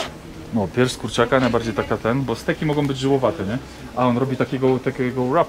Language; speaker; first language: Polish; native; Polish